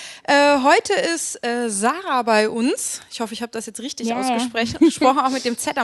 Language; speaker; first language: German; native; German